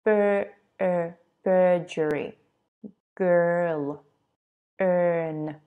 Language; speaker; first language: English; non-native, fluent; Russian